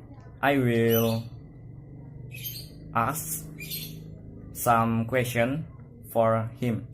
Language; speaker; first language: English; non-native, learner; Indonesian